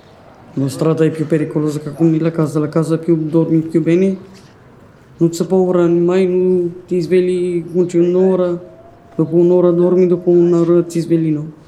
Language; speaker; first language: Italian; non-native, learner; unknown